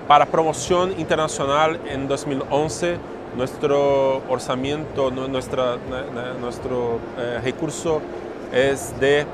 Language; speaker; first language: Spanish; non-native, fluent; Portuguese